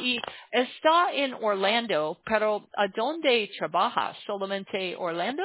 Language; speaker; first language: Spanish; non-native, learner; English